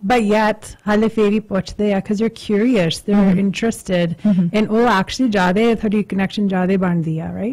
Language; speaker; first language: English; early bilingual, other home language; Punjabi